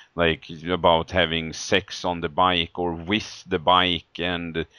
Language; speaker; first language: English; non-native, fluent; Swedish